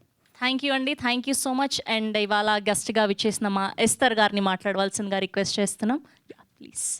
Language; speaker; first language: Telugu; native; Telugu